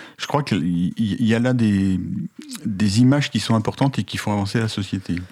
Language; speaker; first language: French; native; French